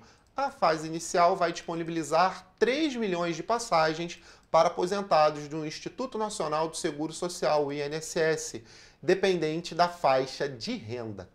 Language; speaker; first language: Portuguese; native; Portuguese